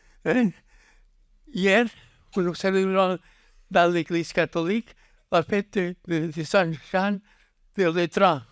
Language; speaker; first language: French; non-native, learner; Catalan